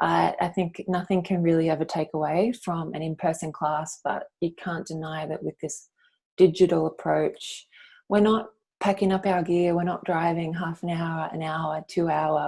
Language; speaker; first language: English; native; English